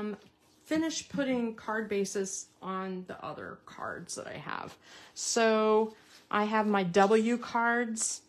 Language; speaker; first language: English; native; English